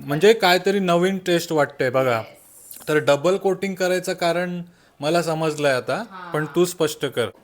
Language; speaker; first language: Marathi; native; Marathi